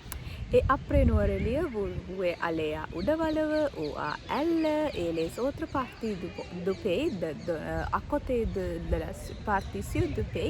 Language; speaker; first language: French; non-native, learner; Sinhala